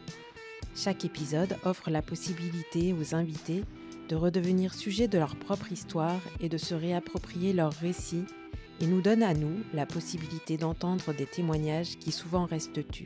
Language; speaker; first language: French; native; French